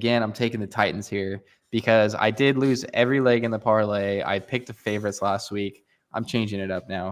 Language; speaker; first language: English; native; English